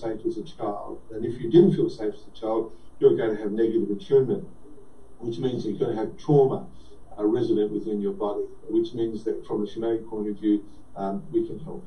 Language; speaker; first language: English; native; English